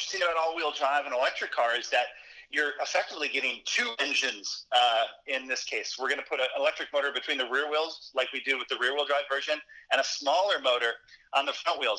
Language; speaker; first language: English; native; English